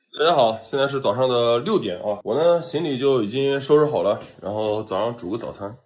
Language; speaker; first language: Chinese; native; Chinese